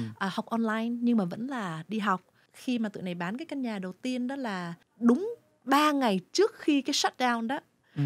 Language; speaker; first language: Vietnamese; early bilingual, heritage; Vietnamese